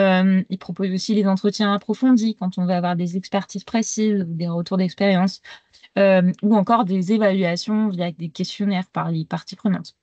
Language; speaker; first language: French; native; French